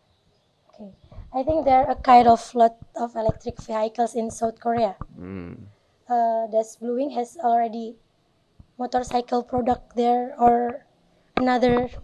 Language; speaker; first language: English; non-native, learner; Indonesian